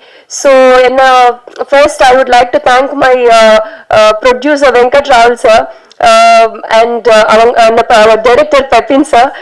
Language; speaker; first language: Tamil; non-native, learner; Telugu